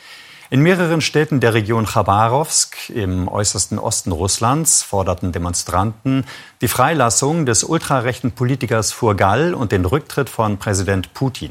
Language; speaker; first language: German; native; German